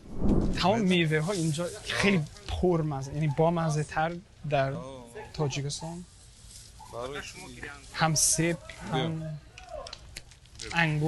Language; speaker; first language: Persian; non-native, fluent; English